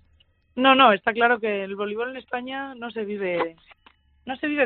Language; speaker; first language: Spanish; native; Spanish